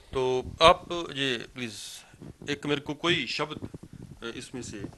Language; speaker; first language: Hindi; non-native, local second language; Punjabi